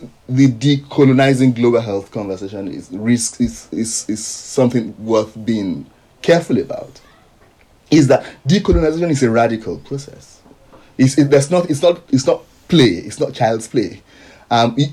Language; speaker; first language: English; non-native, local second language; Yoruba